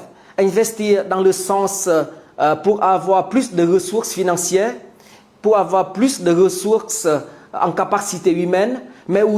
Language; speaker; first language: French; non-native, fluent; Vietnamese